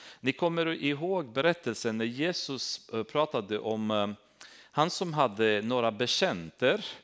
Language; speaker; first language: Swedish; non-native, fluent; Romanian